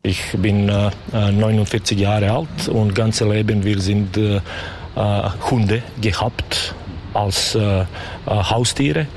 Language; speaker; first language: German; non-native, learner; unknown